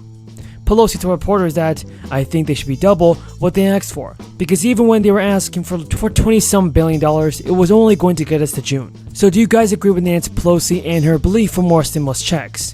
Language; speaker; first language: English; native; English